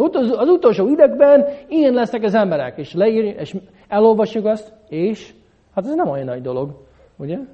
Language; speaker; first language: Hungarian; non-native, fluent; English